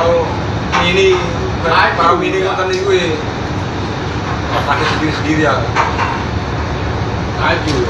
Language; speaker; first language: Indonesian; non-native, local second language; Javanese